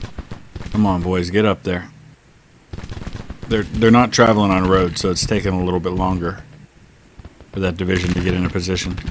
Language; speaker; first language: English; native; English